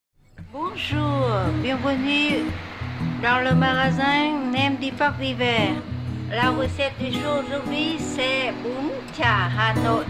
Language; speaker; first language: French; non-native, fluent; Vietnamese